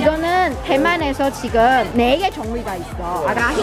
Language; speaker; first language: Korean; non-native, fluent; Chinese